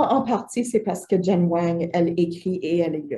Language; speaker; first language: French; native; French